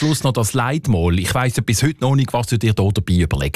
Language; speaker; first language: German; native; German